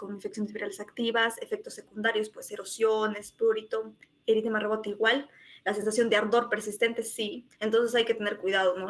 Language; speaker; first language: Spanish; native; Spanish